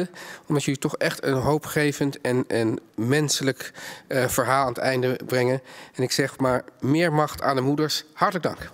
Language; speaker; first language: Dutch; native; Dutch